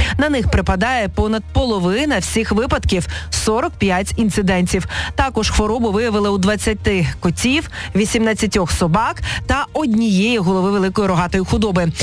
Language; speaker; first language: Ukrainian; native; Ukrainian